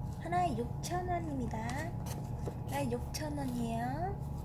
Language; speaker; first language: Korean; non-native, fluent; Vietnamese